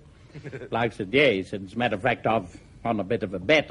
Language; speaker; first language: English; native; English